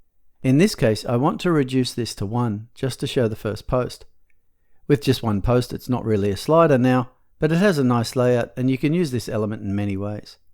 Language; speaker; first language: English; native; English